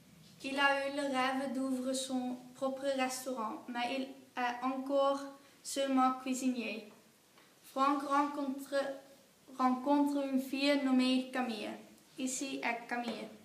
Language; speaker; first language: French; non-native, learner; Dutch